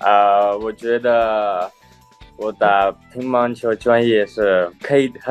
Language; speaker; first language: Chinese; non-native, fluent; Indonesian